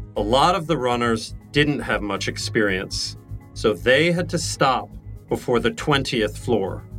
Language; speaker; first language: English; native; English